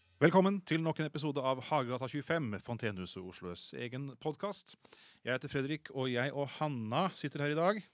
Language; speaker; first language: Norwegian; native; Norwegian